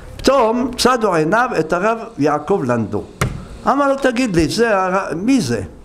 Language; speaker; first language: Hebrew; native; Hebrew